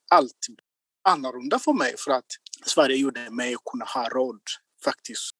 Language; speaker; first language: Swedish; non-native, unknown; Kinyarwanda